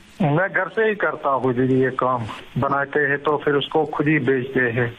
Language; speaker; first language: Hindi; non-native, local second language; Kashmiri